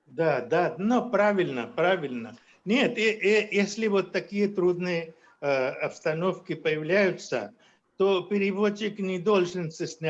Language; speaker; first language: Russian; non-native, fluent; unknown